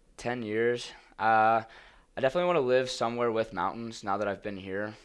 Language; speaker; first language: English; native; English